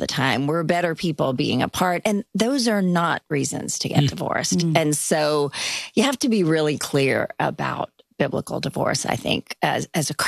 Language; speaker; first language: English; early bilingual, other home language; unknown